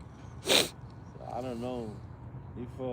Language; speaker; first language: English; non-native, learner; Spanish